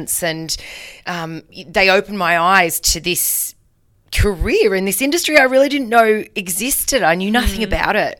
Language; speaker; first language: English; native; English